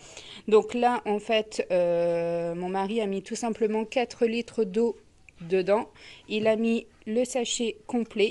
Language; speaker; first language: French; native; French